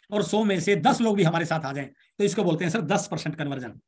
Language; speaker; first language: Hindi; native; Hindi